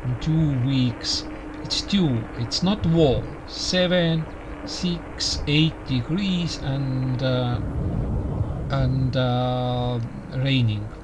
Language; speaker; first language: English; non-native, learner; Estonian